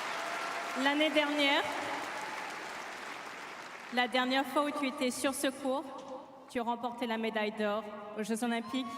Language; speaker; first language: French; native; French